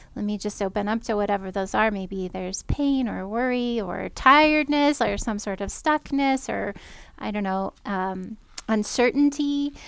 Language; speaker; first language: English; native; English